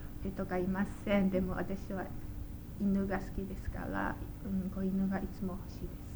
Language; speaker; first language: Japanese; non-native, learner; Chinese